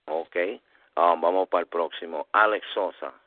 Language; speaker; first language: Spanish; early bilingual, heritage; Spanish